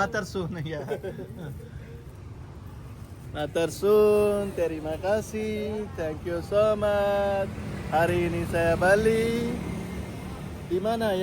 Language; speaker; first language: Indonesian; non-native, learner; Urdu